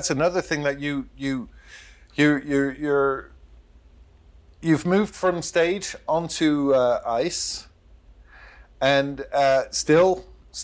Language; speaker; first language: English; native; English